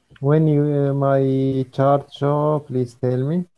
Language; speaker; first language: English; non-native, learner; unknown